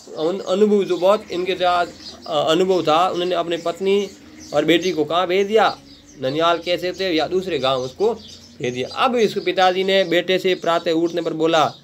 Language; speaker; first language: Hindi; native; Hindi